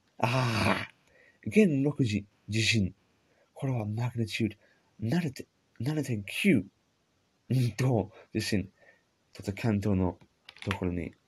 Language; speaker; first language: Japanese; non-native, learner; English